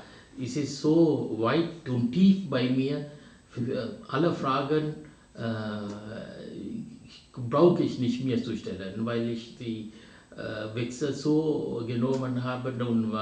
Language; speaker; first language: German; non-native, fluent; Sinhala